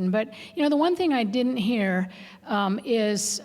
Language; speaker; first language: English; native; English